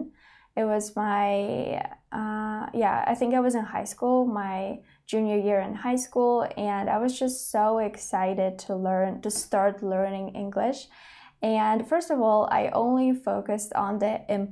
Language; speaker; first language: English; non-native, fluent; Russian